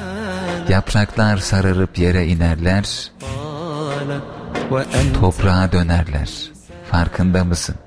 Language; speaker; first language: Turkish; native; Turkish